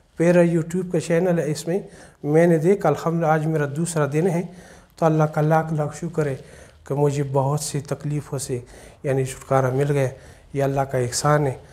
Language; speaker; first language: Urdu; non-native, local second language; Pashto